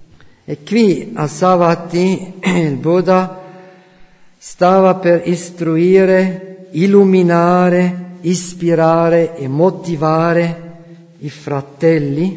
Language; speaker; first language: Italian; non-native, fluent; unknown